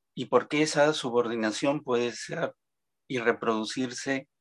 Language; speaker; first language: Spanish; native; Spanish